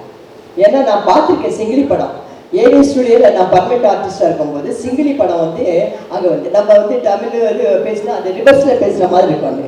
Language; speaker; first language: Tamil; non-native, local second language; Telugu